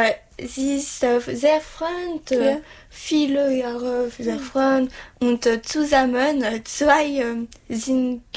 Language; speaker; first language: German; non-native, learner; French